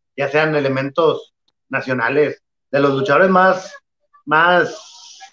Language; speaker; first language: Spanish; native; Spanish